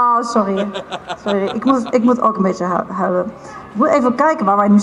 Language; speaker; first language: Dutch; non-native, fluent; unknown